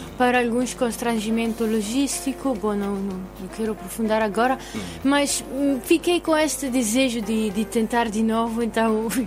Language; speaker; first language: Portuguese; non-native, fluent; Italian